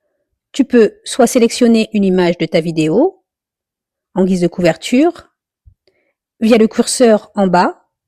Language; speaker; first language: French; native; French